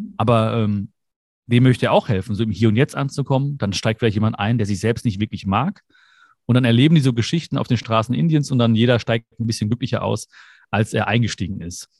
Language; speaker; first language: German; early bilingual, other home language; Malayalam